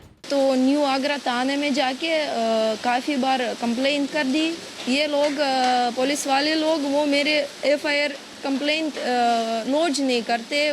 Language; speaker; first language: Hindi; non-native, fluent; Russian